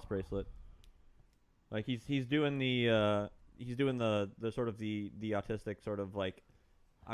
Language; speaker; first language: English; native; English